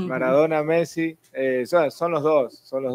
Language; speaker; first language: Portuguese; non-native, learner; Spanish